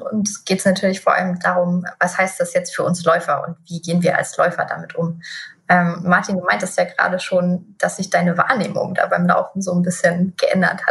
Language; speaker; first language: German; native; German